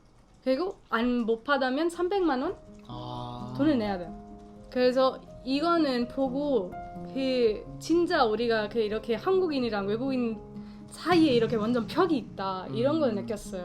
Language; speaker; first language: Korean; non-native, fluent; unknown